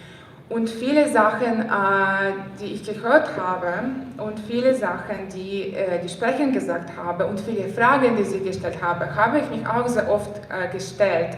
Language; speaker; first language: German; non-native, fluent; Ukrainian